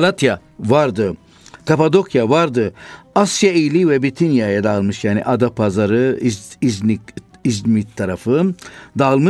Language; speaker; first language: Turkish; non-native, fluent; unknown